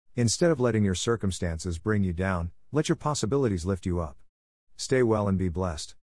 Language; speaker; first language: English; non-native, local second language; Bemba